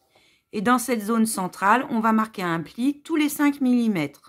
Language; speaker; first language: French; native; French